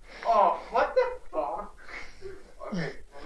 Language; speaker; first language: English; non-native, fluent; Croatian